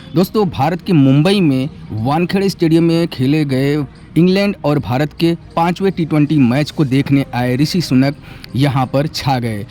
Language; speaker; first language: Hindi; native; Hindi